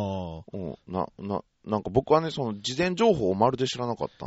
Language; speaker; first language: Japanese; native; Japanese